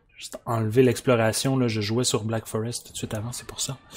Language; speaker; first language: French; native; French